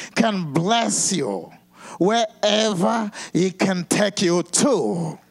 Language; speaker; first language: English; non-native, fluent; Portuguese